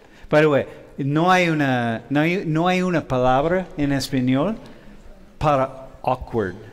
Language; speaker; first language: Spanish; non-native, fluent; English